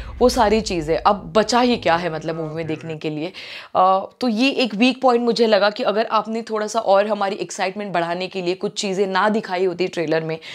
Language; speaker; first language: Hindi; non-native, local second language; Marathi